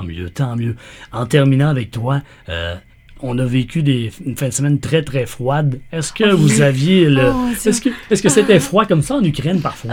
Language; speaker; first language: French; native; French